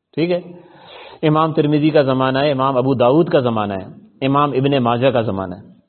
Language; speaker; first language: Urdu; non-native, local second language; Punjabi